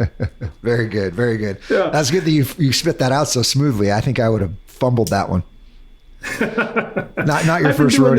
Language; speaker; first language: English; native; English